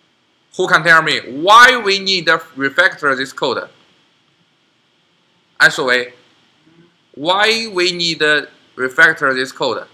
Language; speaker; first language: English; non-native, learner; Chinese